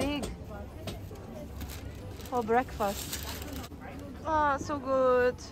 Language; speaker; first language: English; non-native, learner; Japanese